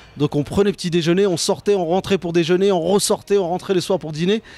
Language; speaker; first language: French; native; French